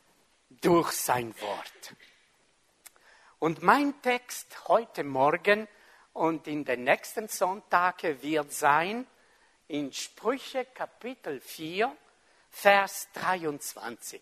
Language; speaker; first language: German; non-native, fluent; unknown